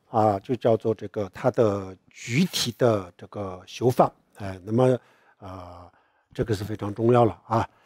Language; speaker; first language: Chinese; non-native, local second language; Tibetan